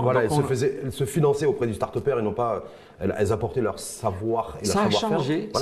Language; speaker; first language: French; non-native, local second language; Arabic